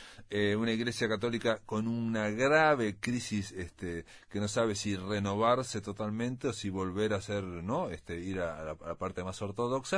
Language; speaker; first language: Spanish; native; Spanish